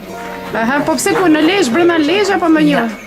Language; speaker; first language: Albanian; native; Albanian